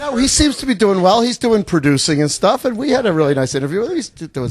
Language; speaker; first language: English; native; English